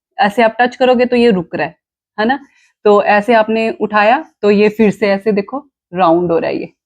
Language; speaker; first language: Hindi; non-native, local second language; Punjabi